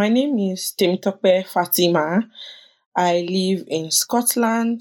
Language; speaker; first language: English; non-native, local second language; Yoruba